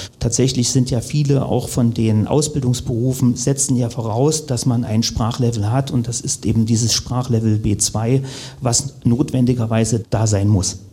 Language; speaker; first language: German; native; German